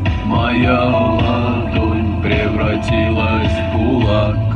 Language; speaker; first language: Russian; native; Russian